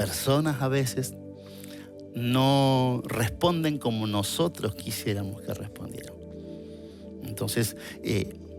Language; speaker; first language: Spanish; native; Spanish